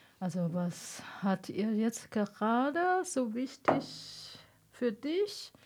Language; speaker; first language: German; non-native, fluent; Chinese